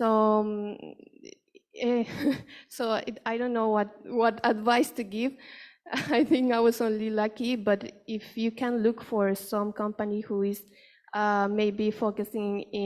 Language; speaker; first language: English; non-native, fluent; Spanish